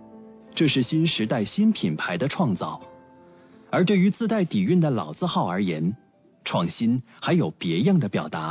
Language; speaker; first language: Chinese; native; Chinese